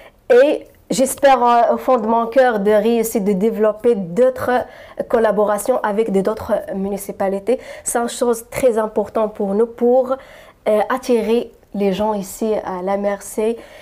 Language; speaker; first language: French; non-native, local second language; Arabic